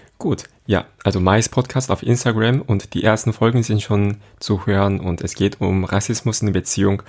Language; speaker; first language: German; non-native, fluent; Korean